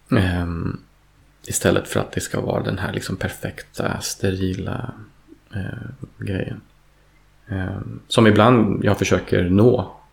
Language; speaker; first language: Swedish; early bilingual, heritage; Swedish